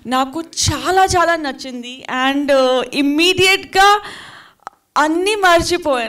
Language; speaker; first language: Telugu; non-native, fluent; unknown